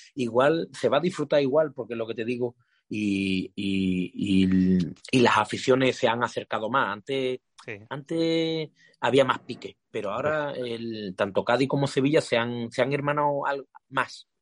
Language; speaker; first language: Spanish; native; Spanish